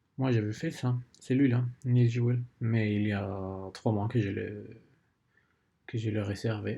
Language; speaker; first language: French; non-native, learner; Spanish